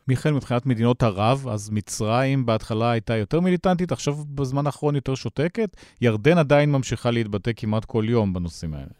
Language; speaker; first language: Hebrew; native; Hebrew